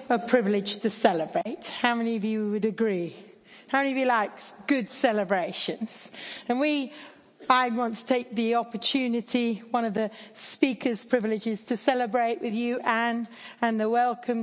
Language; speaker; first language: English; native; English